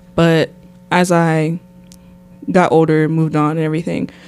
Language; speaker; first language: English; native; English